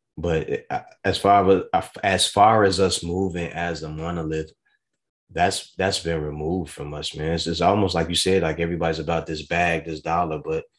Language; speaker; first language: English; native; English